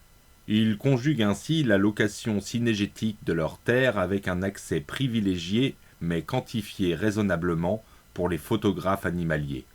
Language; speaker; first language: French; native; French